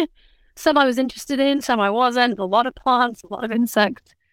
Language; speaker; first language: English; native; English